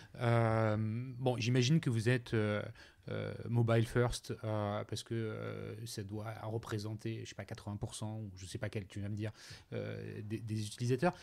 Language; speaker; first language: French; native; French